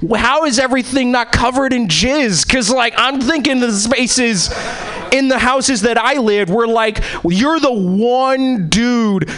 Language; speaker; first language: English; native; English